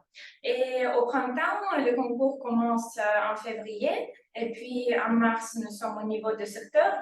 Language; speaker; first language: French; non-native, fluent; Russian